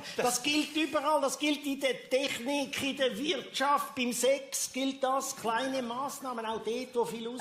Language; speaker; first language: German; native; German